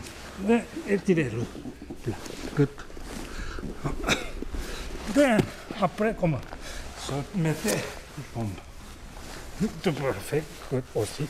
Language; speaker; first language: French; non-native, learner; Japanese